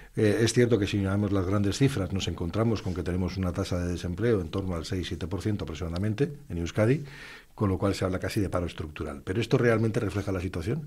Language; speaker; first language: Spanish; native; Spanish